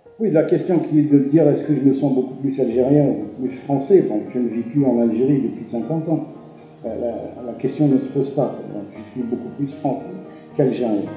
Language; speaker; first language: French; non-native, local second language; Arabic